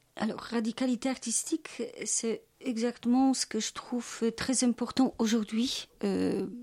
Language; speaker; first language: French; non-native, fluent; Polish